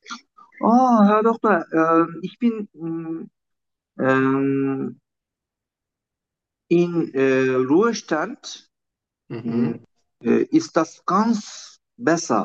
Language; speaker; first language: German; non-native, learner; Turkish